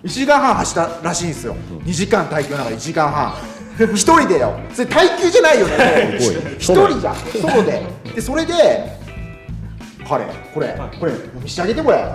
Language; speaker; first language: Japanese; native; Japanese